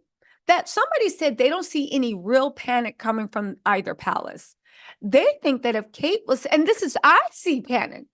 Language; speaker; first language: English; native; English